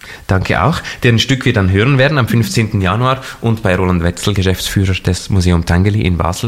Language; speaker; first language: German; native; German